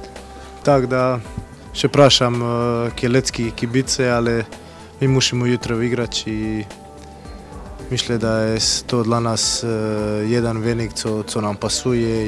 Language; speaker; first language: Polish; non-native, learner; Croatian